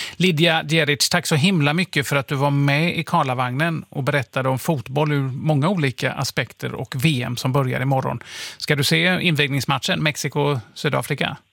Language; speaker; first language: Swedish; native; Swedish